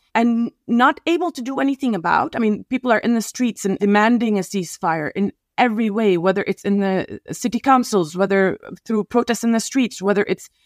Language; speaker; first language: English; non-native, fluent; Arabic